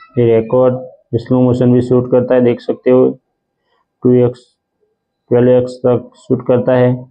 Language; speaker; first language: Hindi; non-native, local second language; Gujarati